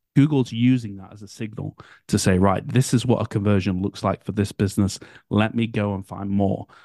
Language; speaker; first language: English; native; English